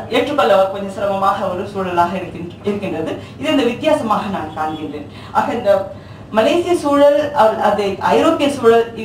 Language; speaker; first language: Tamil; early bilingual, heritage; Tamil